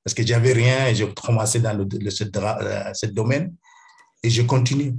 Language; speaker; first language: French; non-native, fluent; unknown